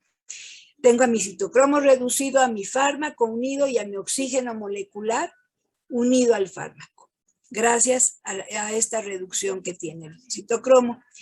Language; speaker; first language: Spanish; native; Spanish